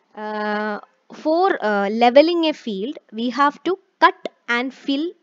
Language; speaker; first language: English; non-native, local second language; Malayalam